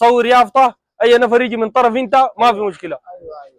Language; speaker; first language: Arabic; non-native, learner; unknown